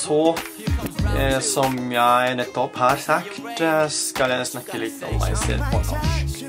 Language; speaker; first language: Norwegian; non-native, fluent; Japanese